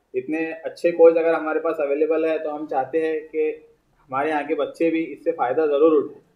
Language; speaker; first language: Hindi; non-native, local second language; Urdu